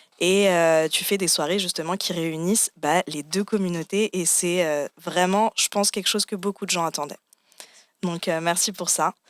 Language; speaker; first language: French; native; French